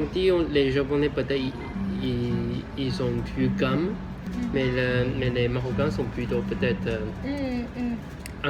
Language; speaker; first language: French; non-native, learner; Chinese